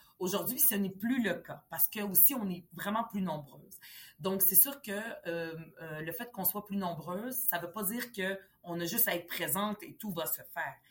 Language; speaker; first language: French; early bilingual, other home language; Arabic